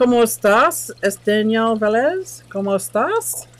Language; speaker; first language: Spanish; non-native, learner; English